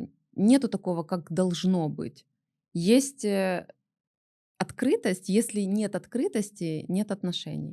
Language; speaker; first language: Russian; native; Russian